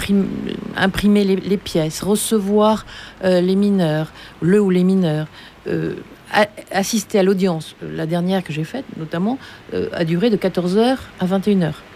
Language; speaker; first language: French; native; French